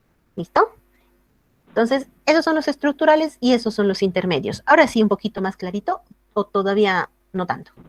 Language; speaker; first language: Spanish; native; Spanish